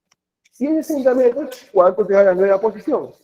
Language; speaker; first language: Spanish; native; Spanish